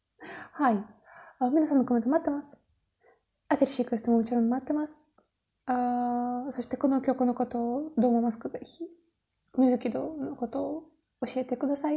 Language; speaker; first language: Japanese; non-native, learner; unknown